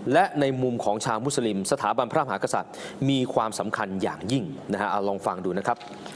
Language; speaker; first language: Thai; native; Thai